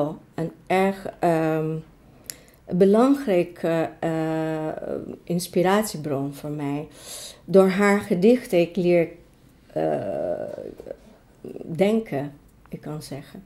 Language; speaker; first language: Dutch; non-native, fluent; Greek